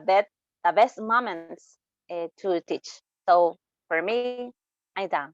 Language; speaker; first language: English; non-native, learner; Spanish